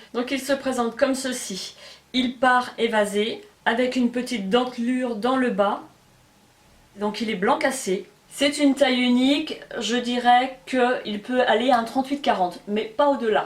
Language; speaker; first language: French; native; French